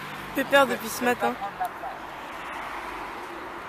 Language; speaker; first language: French; native; French